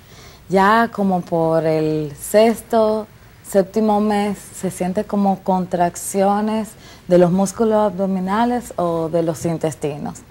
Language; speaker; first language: Spanish; native; Spanish